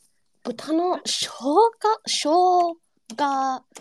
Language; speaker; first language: Japanese; non-native, learner; English